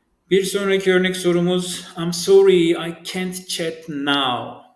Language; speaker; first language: English; non-native, fluent; Turkish